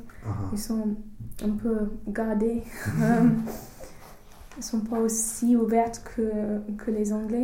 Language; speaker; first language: French; non-native, fluent; English